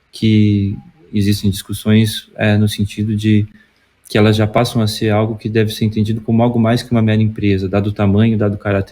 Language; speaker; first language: Portuguese; native; Portuguese